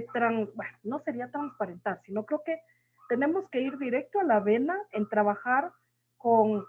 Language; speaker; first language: Spanish; native; Spanish